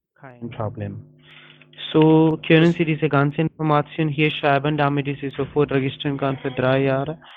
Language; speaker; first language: German; non-native, fluent; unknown